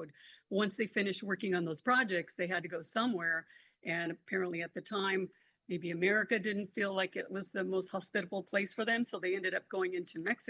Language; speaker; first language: English; non-native, local second language; Spanish